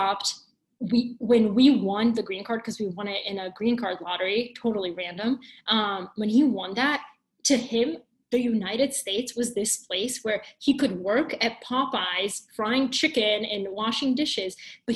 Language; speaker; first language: English; early bilingual, other home language; Bulgarian